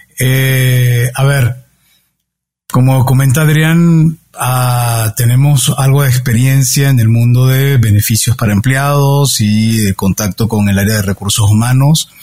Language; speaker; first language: Spanish; native; Spanish